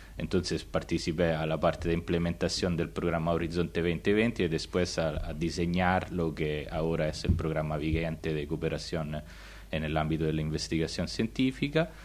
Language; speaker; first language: Spanish; non-native, fluent; Italian